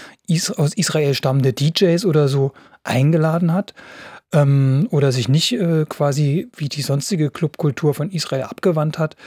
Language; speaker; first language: German; native; German